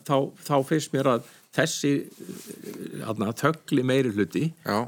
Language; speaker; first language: Icelandic; native; Icelandic